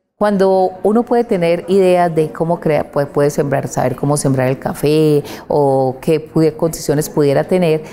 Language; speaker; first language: Spanish; native; Spanish